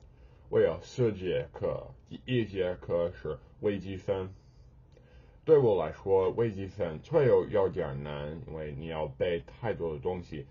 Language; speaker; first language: Chinese; non-native, learner; English